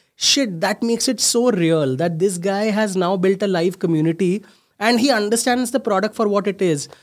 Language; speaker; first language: English; non-native, local second language; Hindi